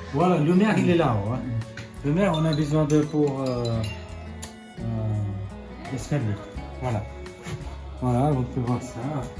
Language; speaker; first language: French; non-native, fluent; Nepali